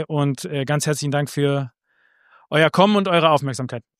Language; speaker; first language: German; native; German